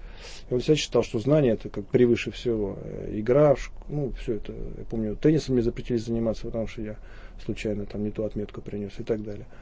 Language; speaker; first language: Russian; native; Russian